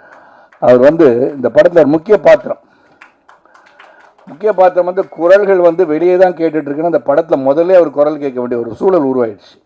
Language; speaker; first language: Tamil; native; Tamil